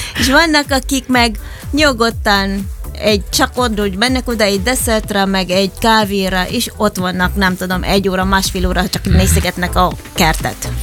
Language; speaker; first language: Hungarian; non-native, fluent; Filipino